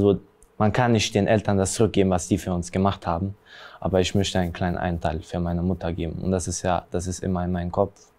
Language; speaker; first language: German; early bilingual, other home language; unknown